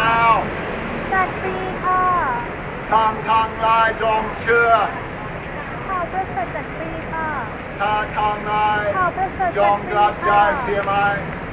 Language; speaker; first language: Thai; non-native, learner; English